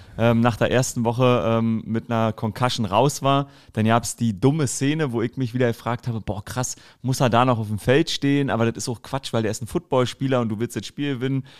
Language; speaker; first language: German; native; German